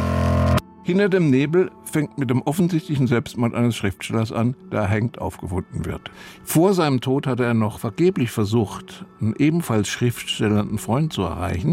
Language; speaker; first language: German; native; German